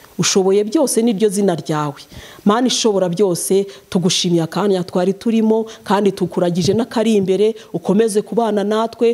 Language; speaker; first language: Kinyarwanda; native; Kinyarwanda